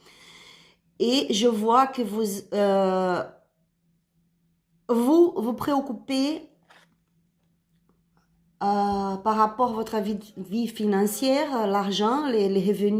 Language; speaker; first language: French; non-native, learner; Spanish